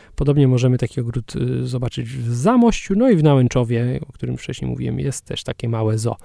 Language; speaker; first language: Polish; native; Polish